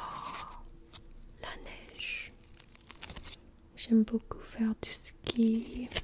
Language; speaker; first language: French; non-native, learner; English